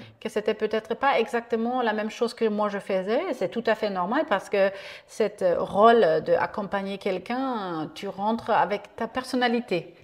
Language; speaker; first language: French; non-native, fluent; German